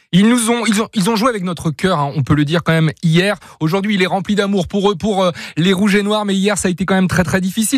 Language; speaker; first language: French; native; French